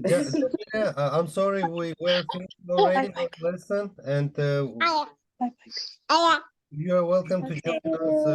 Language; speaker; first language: English; non-native, fluent; Uzbek